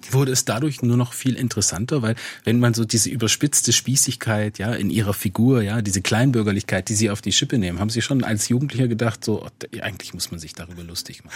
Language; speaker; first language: German; native; German